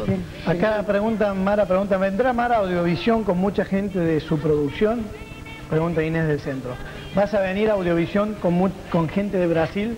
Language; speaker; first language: Spanish; native; Spanish